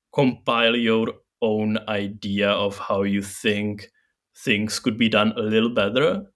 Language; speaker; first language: English; non-native, fluent; Czech